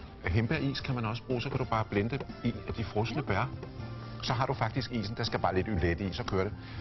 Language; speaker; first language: Danish; native; Danish